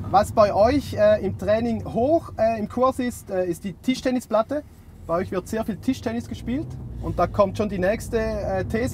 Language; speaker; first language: German; native; German